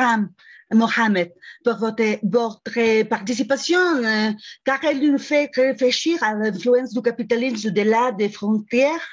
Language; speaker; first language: French; non-native, fluent; Spanish